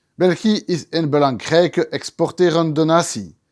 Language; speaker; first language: Dutch; non-native, local second language; French